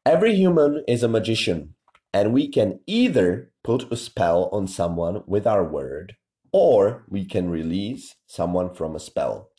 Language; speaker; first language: English; non-native, fluent; Czech